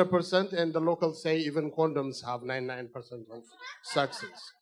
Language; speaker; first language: English; non-native, fluent; Amharic